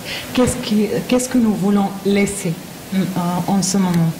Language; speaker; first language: French; non-native, learner; Arabic